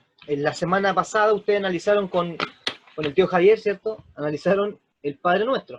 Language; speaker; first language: Spanish; native; Spanish